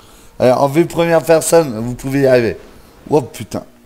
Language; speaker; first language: French; native; French